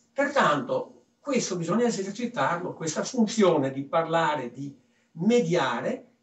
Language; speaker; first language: Italian; early bilingual, other home language; French